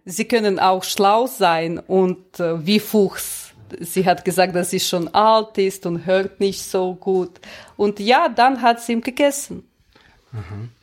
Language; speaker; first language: German; non-native, learner; Russian